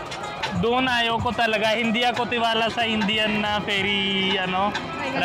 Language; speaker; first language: Filipino; non-native, learner; Punjabi